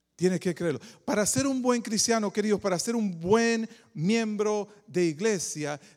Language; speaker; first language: Spanish; native; Spanish